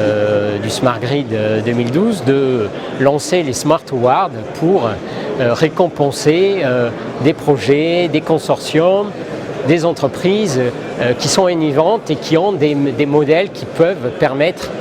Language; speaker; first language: French; native; French